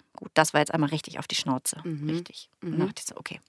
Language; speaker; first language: German; native; German